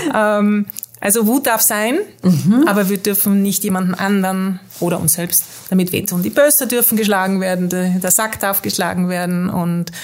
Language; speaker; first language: German; early bilingual, heritage; Dutch